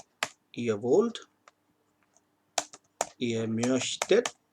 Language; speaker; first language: German; non-native, fluent; Hindi